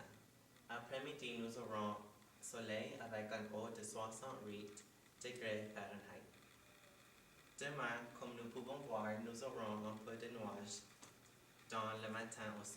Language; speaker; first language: French; non-native, learner; English